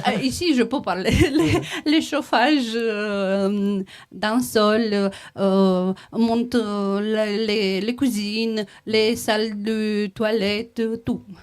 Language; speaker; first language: French; non-native, learner; Romanian